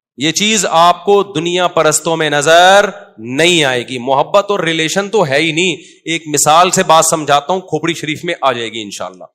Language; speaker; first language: Urdu; native; Urdu